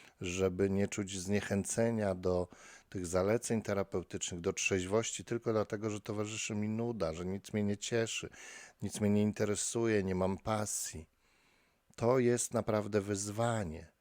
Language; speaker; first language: Polish; native; Polish